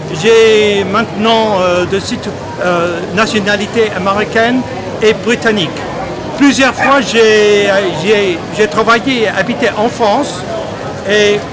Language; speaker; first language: French; non-native, fluent; English